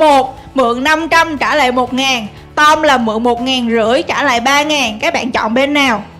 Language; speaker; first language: Vietnamese; native; Vietnamese